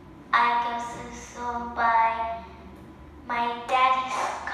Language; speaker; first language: English; non-native, learner; Vietnamese